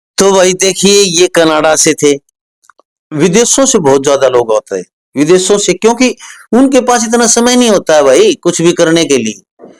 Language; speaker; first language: Hindi; native; Hindi